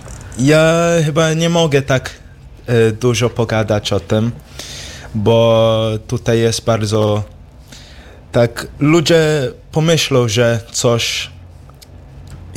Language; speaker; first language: Polish; early bilingual, heritage; English